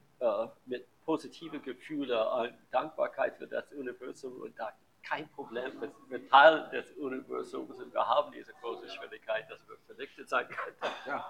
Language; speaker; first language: German; non-native, learner; English